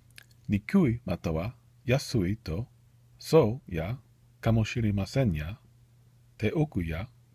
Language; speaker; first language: Japanese; non-native, learner; English